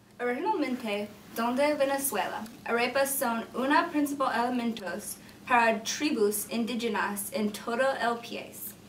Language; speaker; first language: Spanish; non-native, learner; English